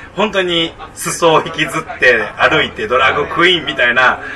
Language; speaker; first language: Japanese; native; Japanese